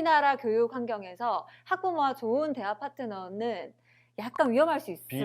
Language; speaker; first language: Korean; native; Korean